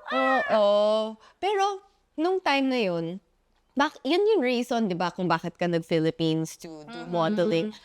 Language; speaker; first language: Filipino; native; Filipino